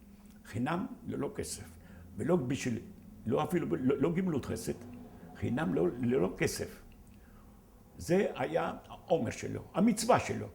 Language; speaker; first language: Hebrew; non-native, fluent; Ladino